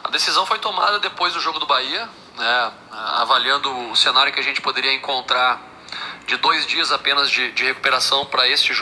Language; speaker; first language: Portuguese; native; Portuguese